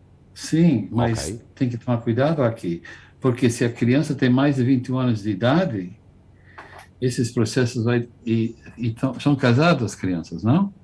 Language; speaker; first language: Portuguese; non-native, fluent; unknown